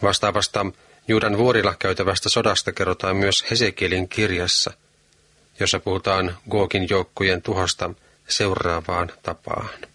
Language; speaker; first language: Finnish; native; Finnish